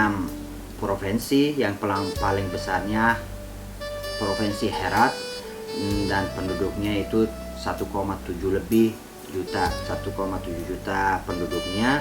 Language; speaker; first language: Indonesian; non-native, fluent; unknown